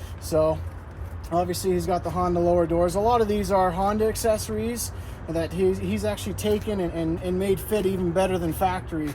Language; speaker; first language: English; native; English